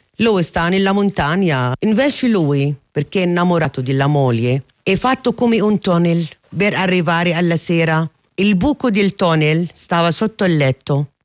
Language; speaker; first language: Italian; non-native, learner; Arabic